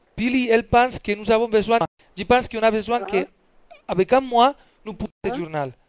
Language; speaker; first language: French; non-native, learner; Spanish